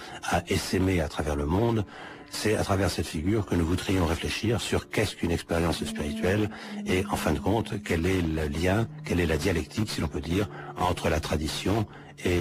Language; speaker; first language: French; native; French